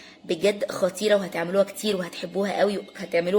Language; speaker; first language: Arabic; native; Arabic